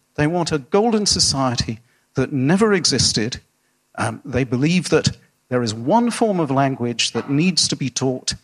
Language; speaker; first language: English; native; English